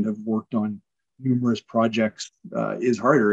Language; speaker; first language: English; native; English